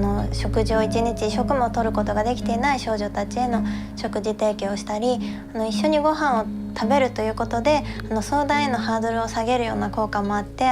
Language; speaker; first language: Japanese; native; Japanese